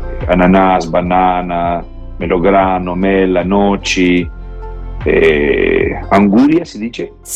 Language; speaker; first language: Italian; non-native, learner; Spanish